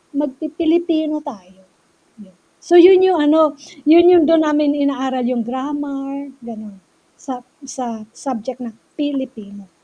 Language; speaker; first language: Filipino; native; Filipino